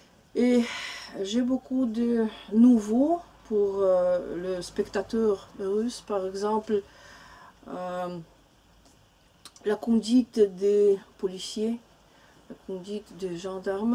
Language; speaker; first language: French; non-native, learner; Russian